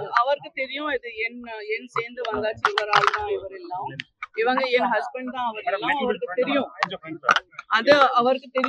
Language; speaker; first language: Tamil; non-native, fluent; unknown